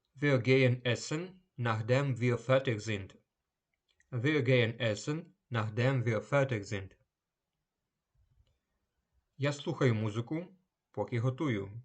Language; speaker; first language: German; non-native, fluent; Ukrainian